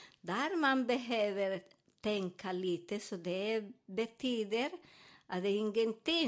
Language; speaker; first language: Swedish; non-native, learner; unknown